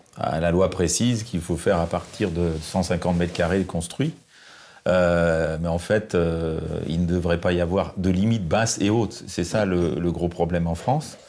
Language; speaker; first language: French; native; French